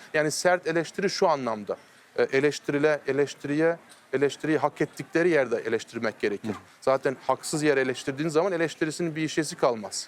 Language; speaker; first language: Turkish; early bilingual, heritage; Turkish